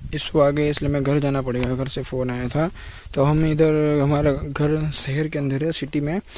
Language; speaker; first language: Hindi; non-native, local second language; Gujarati